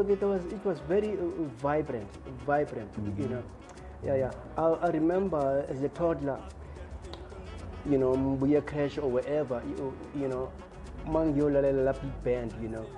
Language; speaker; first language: English; non-native, local second language; Xhosa